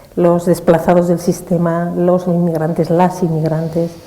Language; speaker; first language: Spanish; native; Spanish